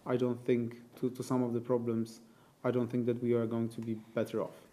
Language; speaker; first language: English; non-native, fluent; Polish